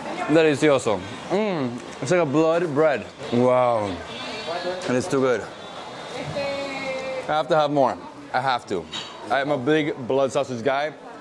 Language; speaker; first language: English; early bilingual, other home language; Spanish